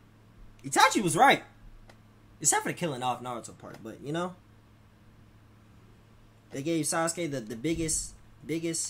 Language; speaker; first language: English; native; English